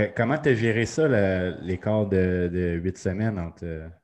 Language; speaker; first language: French; native; French